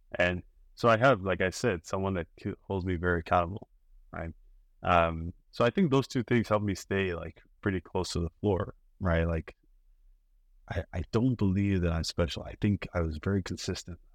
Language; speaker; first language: English; non-native, local second language; Yoruba